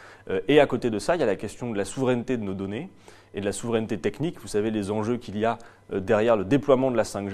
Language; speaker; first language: French; native; French